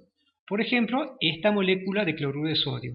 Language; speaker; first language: Spanish; native; Spanish